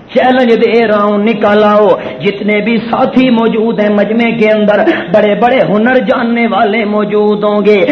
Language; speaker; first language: Urdu; non-native, local second language; Punjabi